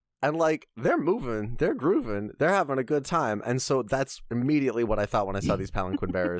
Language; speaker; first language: English; native; English